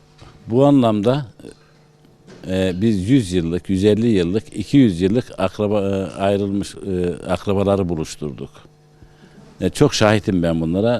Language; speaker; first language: Turkish; native; Turkish